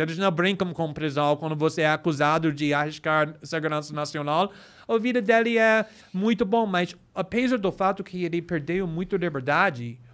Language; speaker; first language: Portuguese; non-native, fluent; English